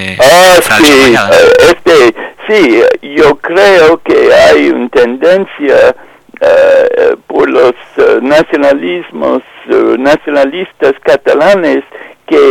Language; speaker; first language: Spanish; non-native, fluent; English